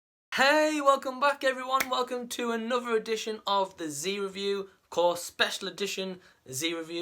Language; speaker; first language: English; native; English